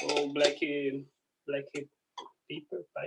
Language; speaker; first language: English; non-native, learner; Portuguese